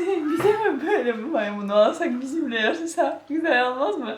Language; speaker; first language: Turkish; non-native, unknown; Russian